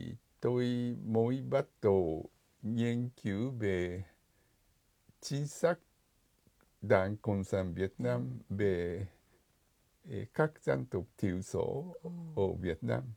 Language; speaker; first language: Vietnamese; non-native, fluent; Japanese